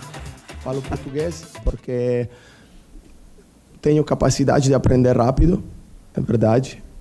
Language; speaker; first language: Portuguese; non-native, learner; Italian